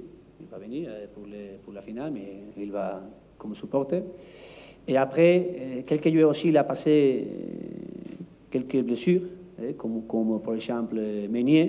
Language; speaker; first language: French; non-native, learner; Spanish